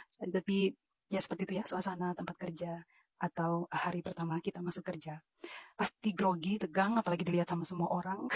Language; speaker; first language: Indonesian; native; Indonesian